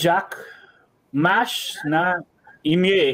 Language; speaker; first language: Polish; non-native, learner; Portuguese